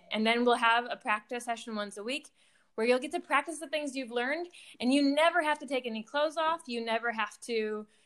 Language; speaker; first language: English; native; English